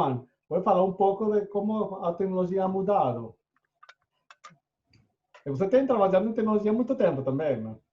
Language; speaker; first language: Portuguese; non-native, fluent; Spanish